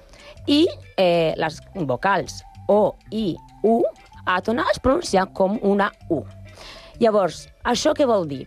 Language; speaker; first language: Catalan; non-native, learner; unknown